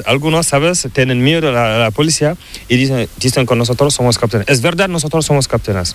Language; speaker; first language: Spanish; non-native, learner; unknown